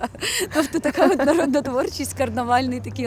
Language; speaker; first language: Ukrainian; native; Ukrainian